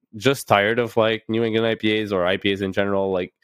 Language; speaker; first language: English; native; English